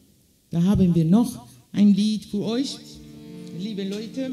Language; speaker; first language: German; non-native, fluent; Persian